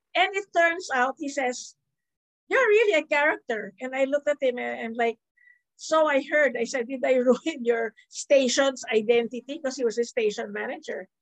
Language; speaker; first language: English; non-native, local second language; Filipino